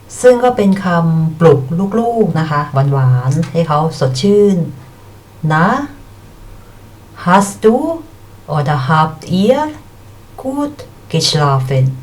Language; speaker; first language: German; non-native, fluent; Thai